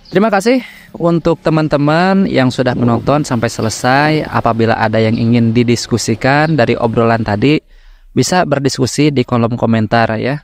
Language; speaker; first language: Indonesian; native; Indonesian